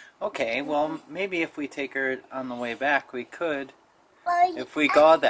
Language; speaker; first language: English; native; English